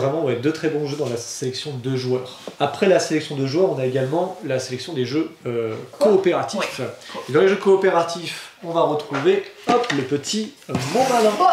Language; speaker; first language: French; native; French